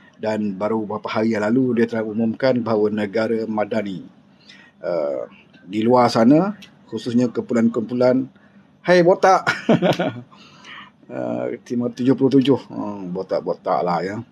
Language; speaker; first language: Malay; native; Malay